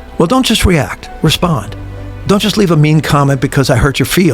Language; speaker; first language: English; native; English